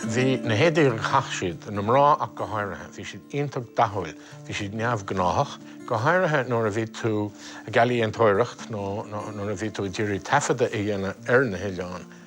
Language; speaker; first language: Irish; native; Irish